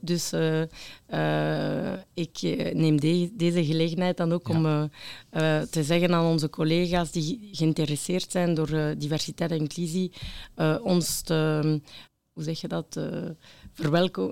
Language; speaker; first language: Dutch; non-native, local second language; French